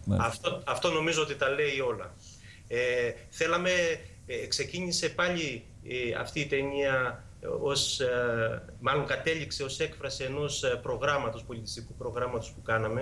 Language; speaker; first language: Greek; native; Greek